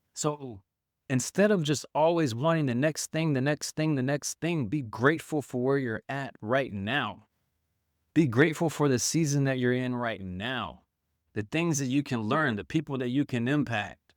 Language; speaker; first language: English; native; English